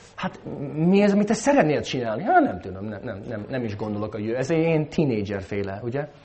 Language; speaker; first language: Hungarian; non-native, fluent; English